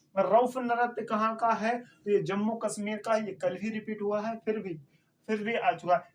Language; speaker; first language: Hindi; native; Hindi